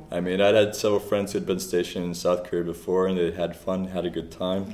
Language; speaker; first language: English; native; English